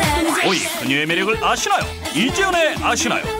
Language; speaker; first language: Korean; native; Korean